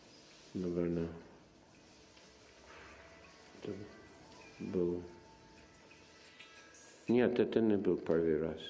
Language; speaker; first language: Russian; non-native, fluent; English